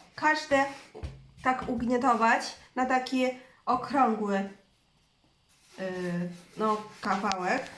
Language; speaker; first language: Polish; non-native, learner; Chinese